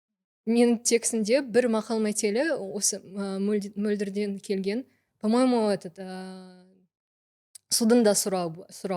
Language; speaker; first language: Kazakh; non-native, local second language; Russian